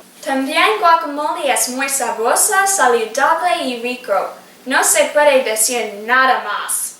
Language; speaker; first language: Spanish; non-native, learner; English